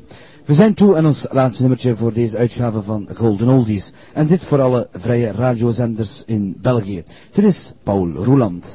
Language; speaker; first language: Dutch; native; Dutch